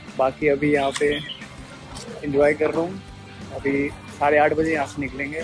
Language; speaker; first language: Hindi; native; Hindi